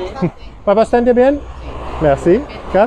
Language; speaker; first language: Spanish; non-native, learner; German